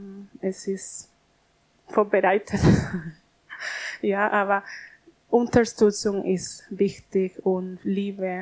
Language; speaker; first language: German; non-native, learner; Spanish